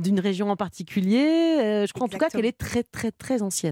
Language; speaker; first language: French; native; French